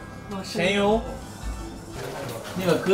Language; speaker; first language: Chinese; non-native, fluent; Japanese